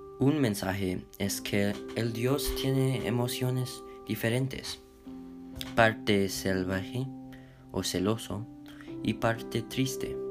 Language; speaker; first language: Spanish; non-native, learner; English